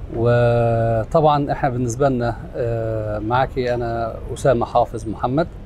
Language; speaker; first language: Arabic; native; Arabic